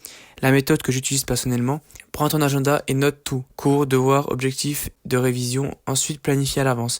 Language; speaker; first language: French; native; French